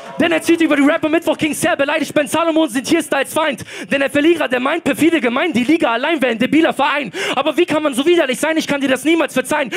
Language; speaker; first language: German; early bilingual, other home language; Polish